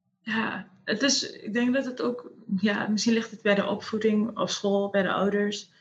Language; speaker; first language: Dutch; native; Dutch